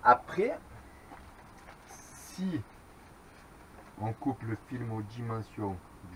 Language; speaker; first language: French; native; French